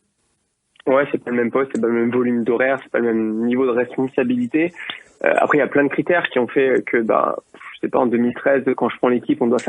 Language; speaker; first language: French; native; French